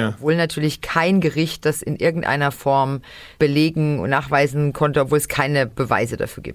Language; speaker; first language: German; native; German